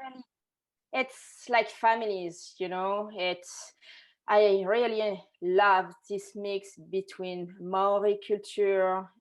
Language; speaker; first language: English; non-native, fluent; French